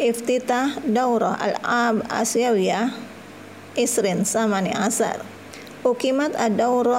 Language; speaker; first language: Arabic; non-native, learner; Indonesian